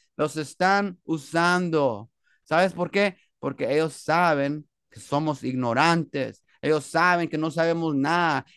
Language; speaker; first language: Spanish; early bilingual, heritage; Spanish